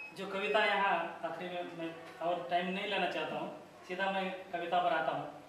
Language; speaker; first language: Hindi; non-native, local second language; Marathi